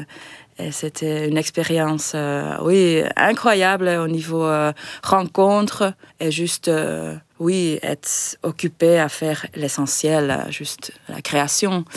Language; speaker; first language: French; non-native, fluent; Finnish